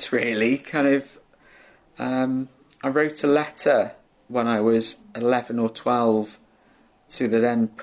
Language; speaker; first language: English; native; English